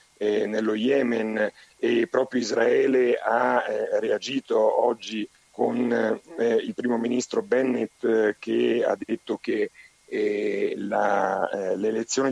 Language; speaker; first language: Italian; non-native, fluent; Spanish